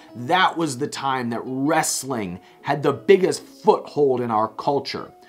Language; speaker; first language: English; native; English